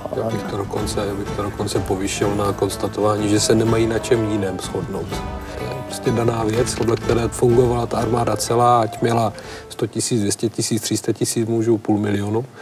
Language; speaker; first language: Czech; native; Czech